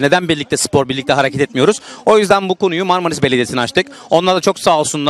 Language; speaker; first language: Turkish; native; Turkish